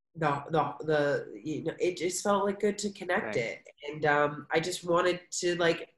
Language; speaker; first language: English; native; English